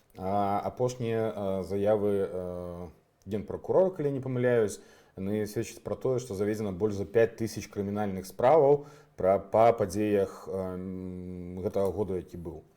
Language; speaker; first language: Belarusian; native; Belarusian